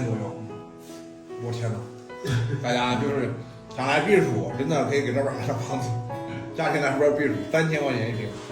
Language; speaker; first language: Chinese; native; Chinese